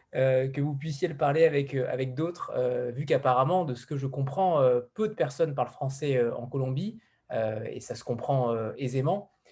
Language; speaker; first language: French; native; French